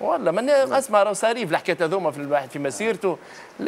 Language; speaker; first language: Arabic; native; Arabic